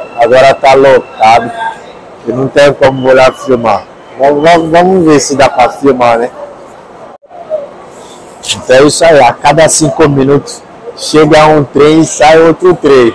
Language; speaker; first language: Portuguese; non-native, learner; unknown